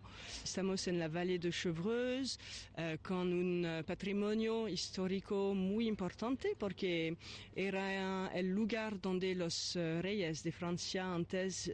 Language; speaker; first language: Spanish; non-native, fluent; French